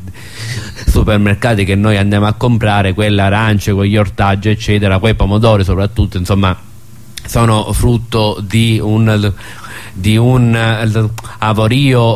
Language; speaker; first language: Italian; native; Italian